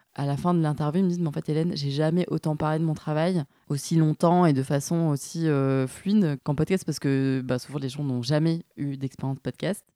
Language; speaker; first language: French; native; French